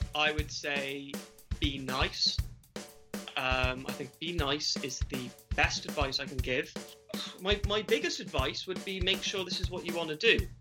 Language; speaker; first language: English; native; English